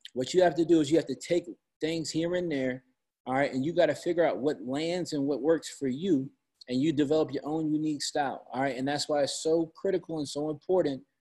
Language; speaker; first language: English; native; English